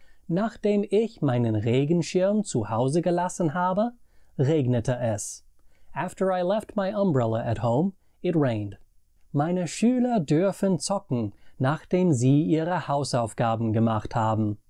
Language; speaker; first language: German; non-native, fluent; English